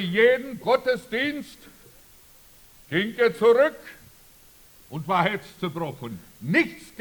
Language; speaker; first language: German; early bilingual, heritage; German